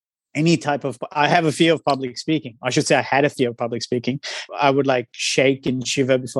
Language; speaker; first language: English; non-native, local second language; Sinhala